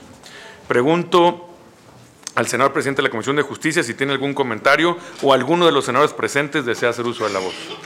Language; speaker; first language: Spanish; native; Spanish